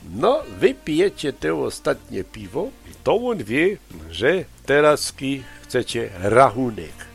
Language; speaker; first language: Polish; native; Polish